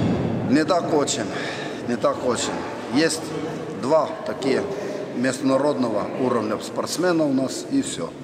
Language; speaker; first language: Russian; non-native, fluent; Estonian